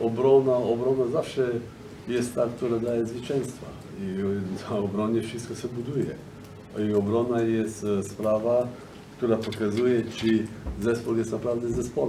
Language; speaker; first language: Polish; non-native, fluent; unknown